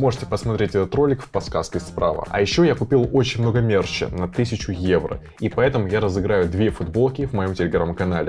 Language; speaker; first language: Russian; native; Russian